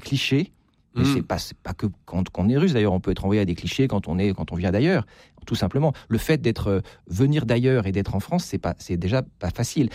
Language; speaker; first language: French; native; French